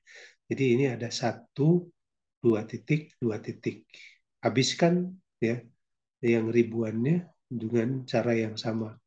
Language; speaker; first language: Indonesian; native; Indonesian